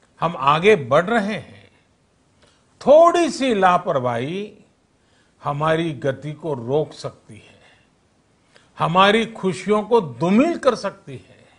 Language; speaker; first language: Hindi; non-native, local second language; Gujarati